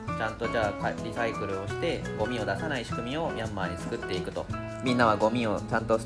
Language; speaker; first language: Japanese; native; Japanese